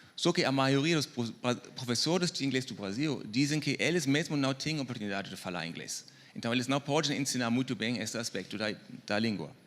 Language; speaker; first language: Portuguese; non-native, fluent; German